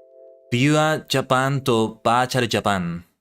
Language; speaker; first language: Japanese; non-native, learner; English